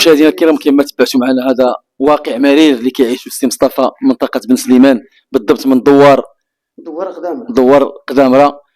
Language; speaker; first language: Arabic; native; Arabic